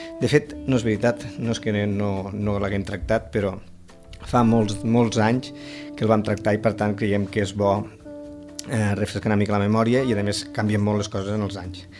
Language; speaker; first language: Catalan; native; Catalan